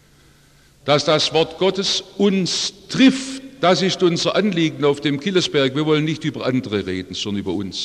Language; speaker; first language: German; native; German